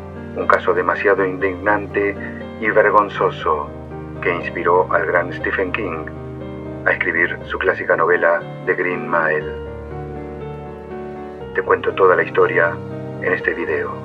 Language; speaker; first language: Spanish; native; Spanish